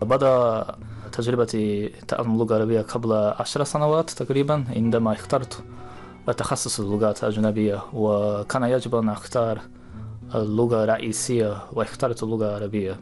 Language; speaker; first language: Arabic; non-native, fluent; Japanese